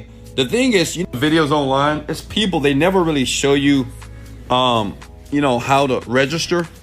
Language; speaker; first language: English; native; English